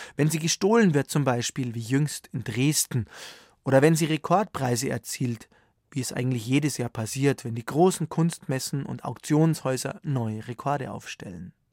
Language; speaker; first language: German; native; German